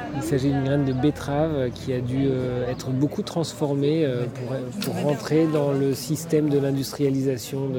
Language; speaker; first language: French; native; French